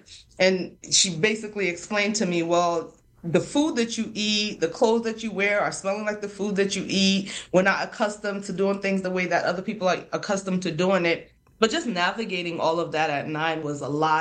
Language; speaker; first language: English; non-native, local second language; Krio